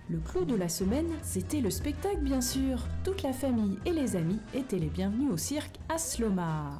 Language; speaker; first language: French; native; French